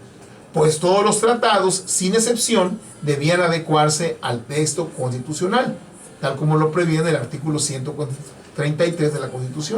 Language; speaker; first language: Spanish; native; Spanish